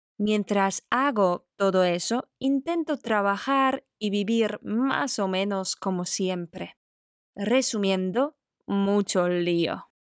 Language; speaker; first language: Spanish; non-native, fluent; Polish